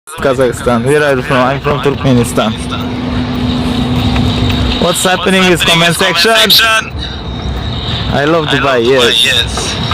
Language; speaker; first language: English; non-native, learner; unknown